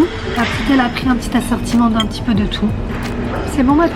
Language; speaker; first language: French; native; French